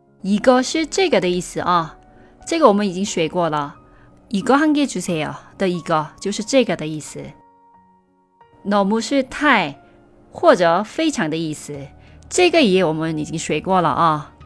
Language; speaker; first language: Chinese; non-native, fluent; Korean